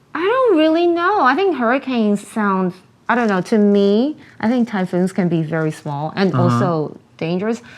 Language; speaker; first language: English; non-native, fluent; Chinese